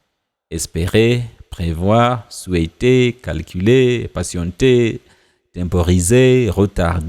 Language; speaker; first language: French; non-native, fluent; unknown